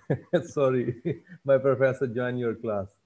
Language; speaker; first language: English; non-native, fluent; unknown